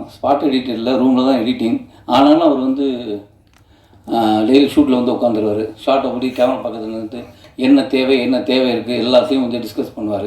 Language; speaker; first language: Tamil; native; Tamil